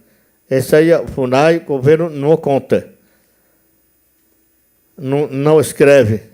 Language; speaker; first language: Portuguese; non-native, local second language; Yanomámi